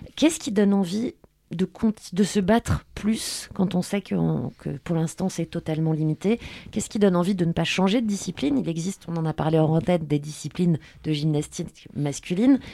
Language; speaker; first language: French; native; French